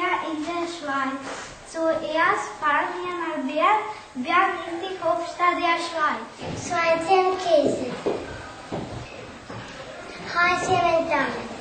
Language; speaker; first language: German; non-native, learner; Croatian